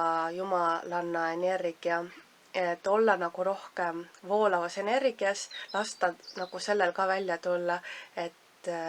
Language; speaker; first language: Estonian; native; Estonian